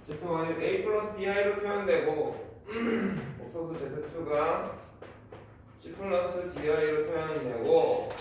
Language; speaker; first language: Korean; native; Korean